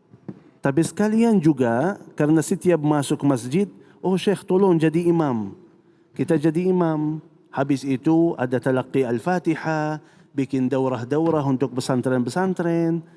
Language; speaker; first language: Indonesian; non-native, fluent; Arabic